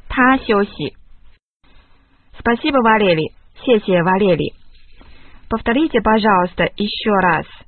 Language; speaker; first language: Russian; non-native, fluent; Chinese